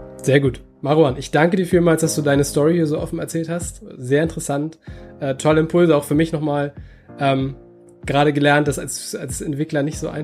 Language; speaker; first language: German; native; German